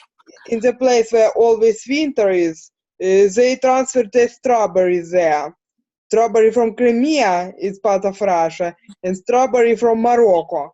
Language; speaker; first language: English; non-native, learner; Ukrainian